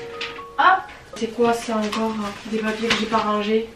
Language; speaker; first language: French; native; French